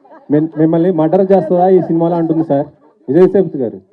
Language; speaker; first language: Telugu; native; Telugu